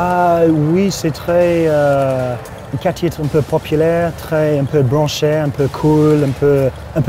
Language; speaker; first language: French; non-native, fluent; English